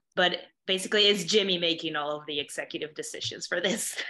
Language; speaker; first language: English; non-native, fluent; Spanish